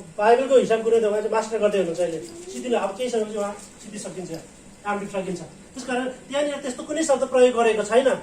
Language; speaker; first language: Nepali; non-native, local second language; Eastern Tamang